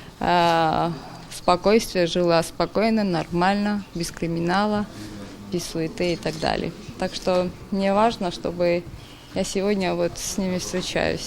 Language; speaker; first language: Russian; non-native, fluent; Georgian